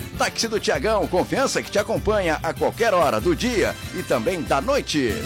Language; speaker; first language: Portuguese; native; Portuguese